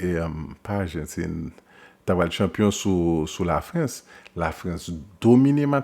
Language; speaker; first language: French; non-native, local second language; Haitian Creole